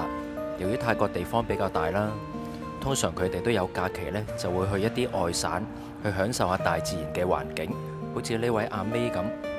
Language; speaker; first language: Chinese; non-native, local second language; Cantonese